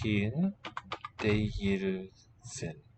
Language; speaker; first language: Turkish; non-native, learner; English